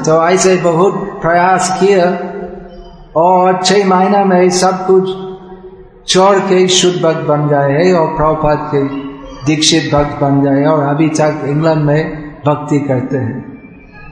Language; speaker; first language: Hindi; non-native, fluent; English